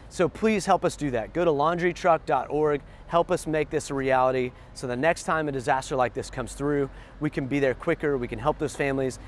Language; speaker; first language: English; native; English